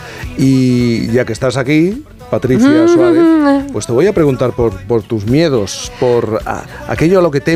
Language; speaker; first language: Spanish; native; Spanish